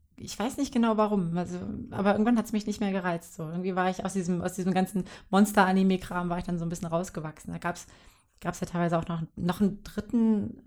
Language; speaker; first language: German; native; German